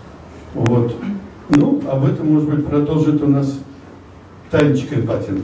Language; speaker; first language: Russian; native; Russian